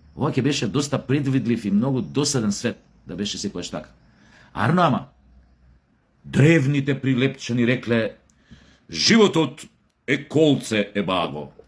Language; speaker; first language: Macedonian; native; Macedonian